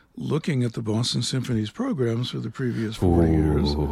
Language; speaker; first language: English; native; English